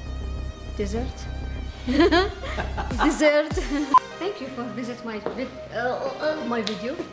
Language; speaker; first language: English; non-native, learner; Arabic